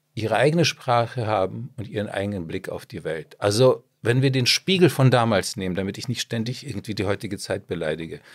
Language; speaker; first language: German; early bilingual, other home language; Czech